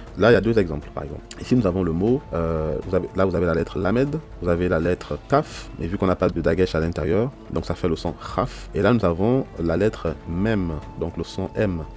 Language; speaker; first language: French; native; French